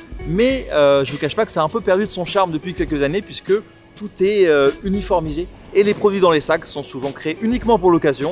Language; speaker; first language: French; native; French